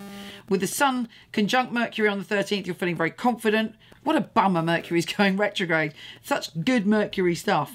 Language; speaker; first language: English; native; English